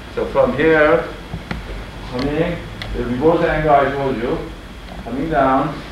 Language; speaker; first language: English; non-native, fluent; Korean